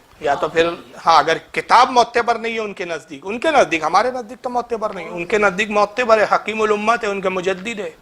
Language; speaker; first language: Urdu; native; Urdu